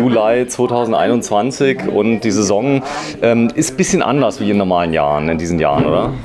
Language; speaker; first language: German; native; German